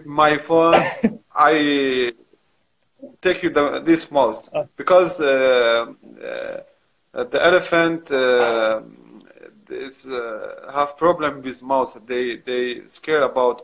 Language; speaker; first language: English; non-native, learner; Kurdish